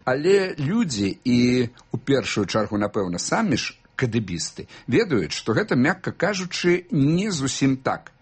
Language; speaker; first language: Belarusian; native; Belarusian